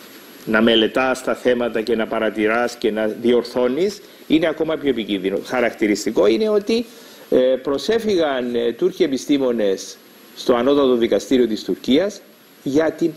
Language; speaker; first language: Greek; native; Greek